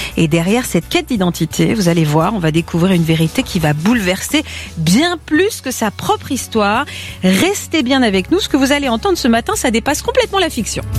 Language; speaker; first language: French; native; French